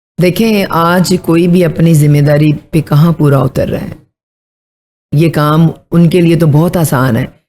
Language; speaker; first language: Urdu; non-native, local second language; Punjabi